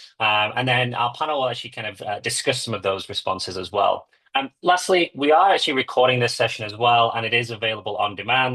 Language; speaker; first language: English; native; English